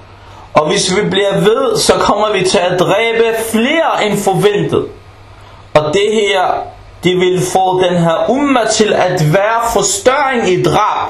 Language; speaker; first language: Danish; non-native, local second language; Arabic